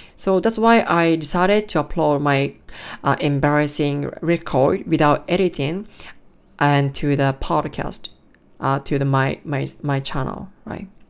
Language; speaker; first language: English; non-native, learner; Japanese